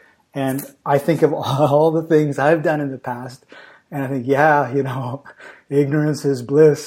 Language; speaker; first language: English; native; English